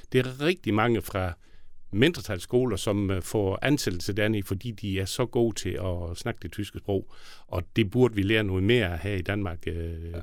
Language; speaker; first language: Danish; native; Danish